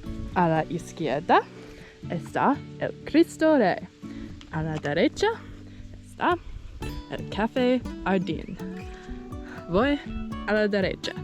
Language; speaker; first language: Spanish; non-native, learner; English